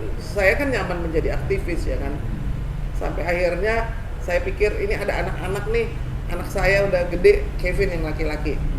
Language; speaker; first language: Indonesian; native; Indonesian